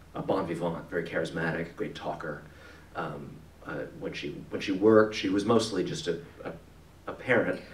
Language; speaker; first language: English; native; English